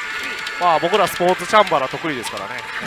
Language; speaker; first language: Japanese; native; Japanese